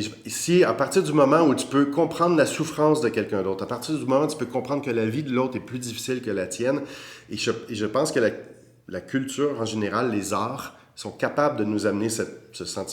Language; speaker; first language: French; native; French